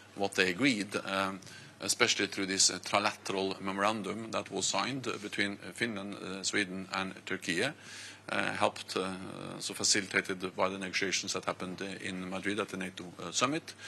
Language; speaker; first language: English; non-native, fluent; Norwegian